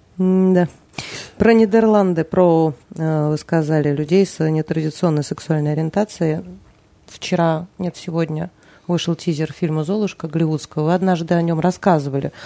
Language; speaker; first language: Russian; native; Russian